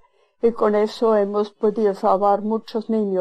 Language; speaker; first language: Spanish; non-native, fluent; Swiss German